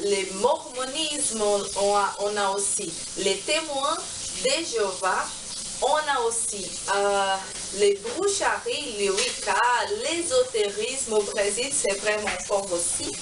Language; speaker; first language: French; non-native, learner; Portuguese